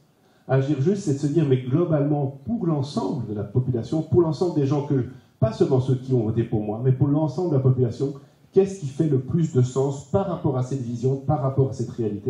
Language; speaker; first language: French; native; French